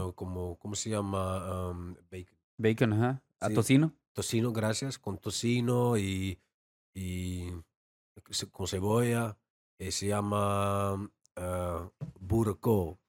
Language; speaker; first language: Spanish; non-native, fluent; Dutch